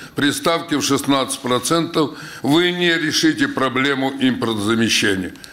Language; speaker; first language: Russian; native; Russian